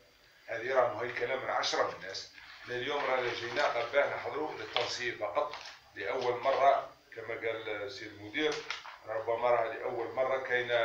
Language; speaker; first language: Arabic; native; Arabic